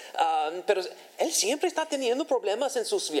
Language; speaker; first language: Spanish; non-native, fluent; English